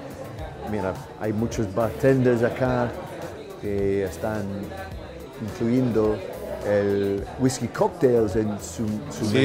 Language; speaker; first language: Spanish; non-native, learner; English